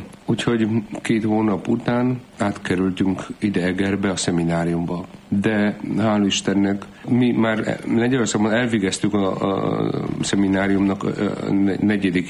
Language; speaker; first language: Hungarian; non-native, fluent; Polish